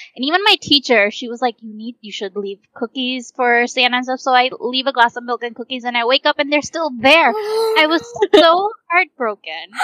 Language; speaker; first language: English; native; English